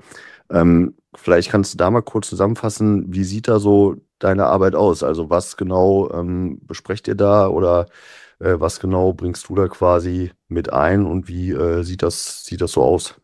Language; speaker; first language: German; native; German